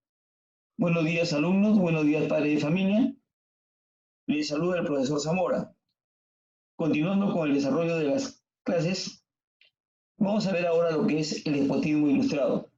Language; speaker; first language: Spanish; native; Spanish